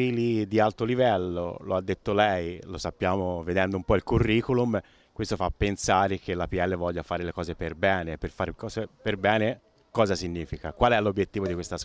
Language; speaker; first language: Italian; native; Italian